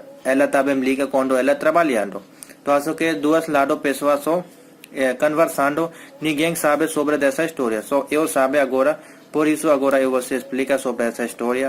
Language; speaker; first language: Portuguese; non-native, learner; Hindi